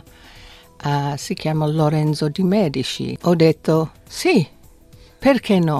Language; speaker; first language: Italian; non-native, fluent; English